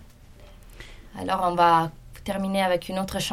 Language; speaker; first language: French; non-native, fluent; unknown